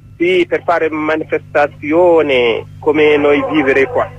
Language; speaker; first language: Italian; non-native, learner; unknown